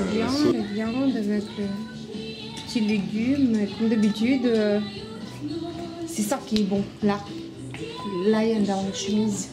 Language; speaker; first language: French; non-native, learner; Russian